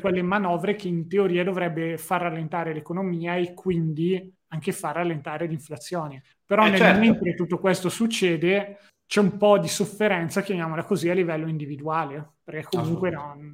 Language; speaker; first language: Italian; native; Italian